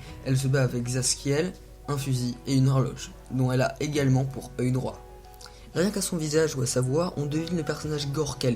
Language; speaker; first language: French; native; French